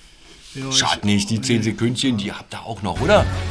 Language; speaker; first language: German; native; German